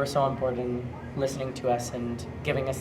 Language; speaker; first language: English; native; English